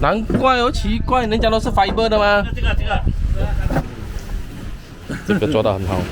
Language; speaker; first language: Chinese; native; Chinese